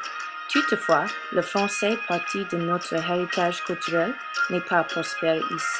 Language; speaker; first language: French; non-native, learner; English